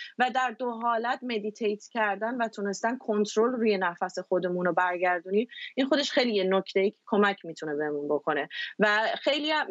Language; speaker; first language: Persian; early bilingual, heritage; Persian